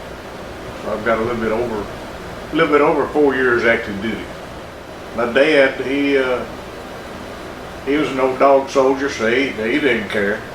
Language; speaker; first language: English; native; English